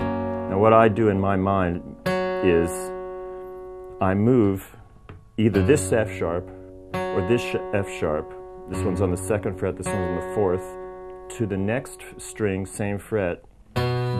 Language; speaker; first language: English; native; English